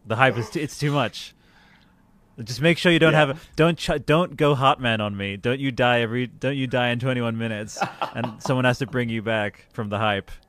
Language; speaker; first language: English; early bilingual, other home language; Italian